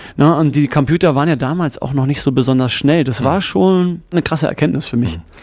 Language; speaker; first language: German; native; German